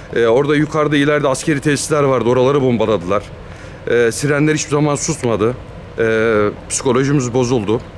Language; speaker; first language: Turkish; native; Turkish